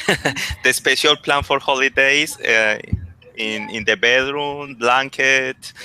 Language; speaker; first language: English; non-native, learner; Spanish